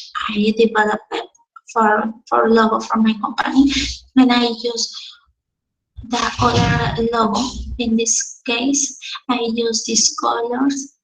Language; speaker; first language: English; non-native, learner; Spanish